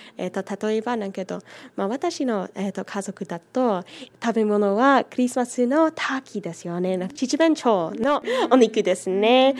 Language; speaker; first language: Japanese; non-native, fluent; English